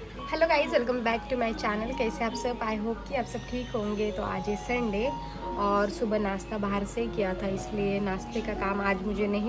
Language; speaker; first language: Hindi; native; Hindi